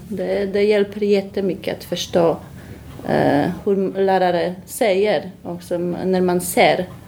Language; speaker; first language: Swedish; non-native, learner; Polish